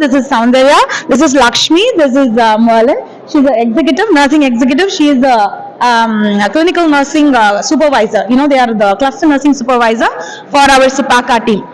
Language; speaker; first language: English; non-native, local second language; Tamil